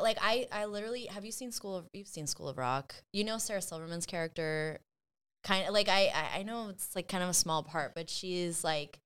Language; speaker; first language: English; early bilingual, other home language; Spanish